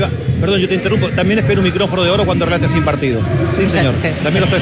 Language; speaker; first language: Spanish; native; Spanish